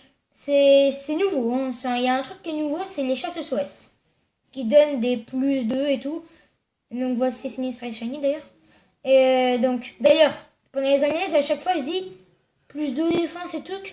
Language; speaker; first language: French; native; French